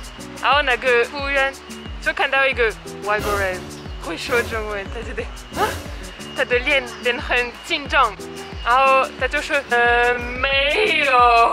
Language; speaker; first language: Chinese; non-native, fluent; French